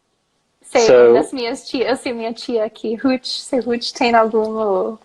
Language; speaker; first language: Portuguese; non-native, fluent; English